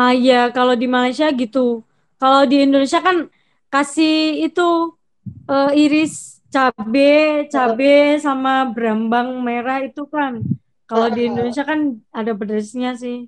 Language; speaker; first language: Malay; non-native, local second language; Javanese